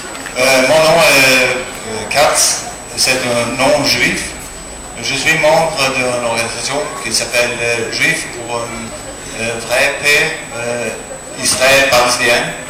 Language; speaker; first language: French; non-native, learner; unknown